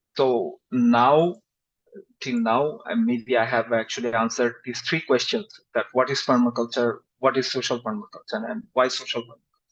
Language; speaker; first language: English; non-native, fluent; Bangla